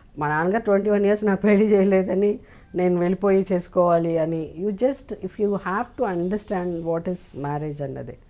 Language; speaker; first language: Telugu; native; Telugu